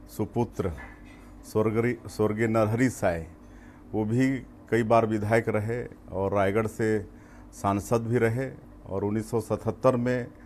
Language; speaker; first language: Hindi; native; Hindi